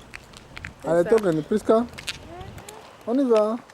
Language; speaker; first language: French; non-native, local second language; Lingala